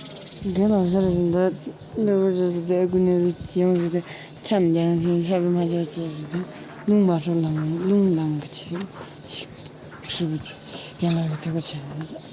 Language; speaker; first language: Chinese; non-native, local second language; Tibetan